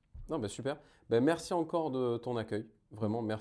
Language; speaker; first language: French; native; French